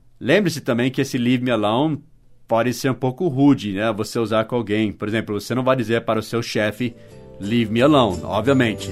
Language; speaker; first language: Portuguese; non-native, fluent; English